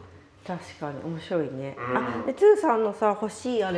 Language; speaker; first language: French; non-native, learner; Japanese